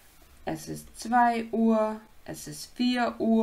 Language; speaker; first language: German; non-native, fluent; Ukrainian